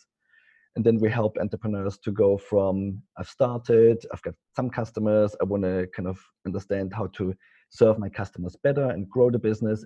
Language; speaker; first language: English; non-native, fluent; German